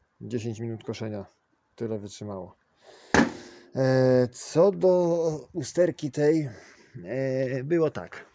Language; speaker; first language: Polish; native; Polish